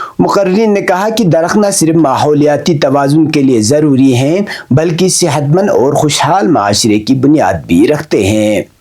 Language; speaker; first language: Urdu; non-native, local second language; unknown